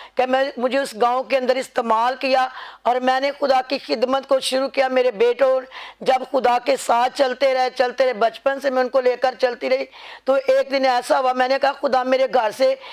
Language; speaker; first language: Urdu; non-native, local second language; Punjabi